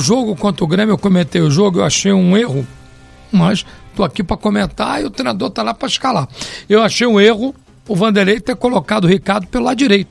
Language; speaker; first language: Portuguese; native; Portuguese